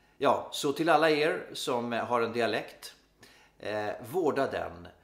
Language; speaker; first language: Swedish; native; Swedish